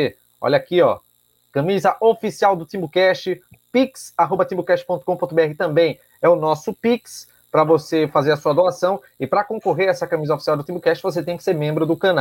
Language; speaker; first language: Portuguese; native; Portuguese